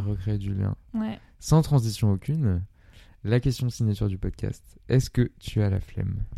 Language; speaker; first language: French; native; French